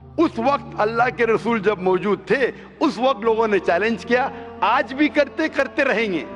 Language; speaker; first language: Hindi; non-native, local second language; Konkani